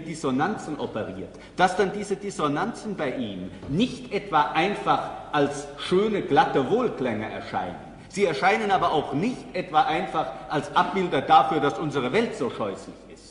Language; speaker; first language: German; native; German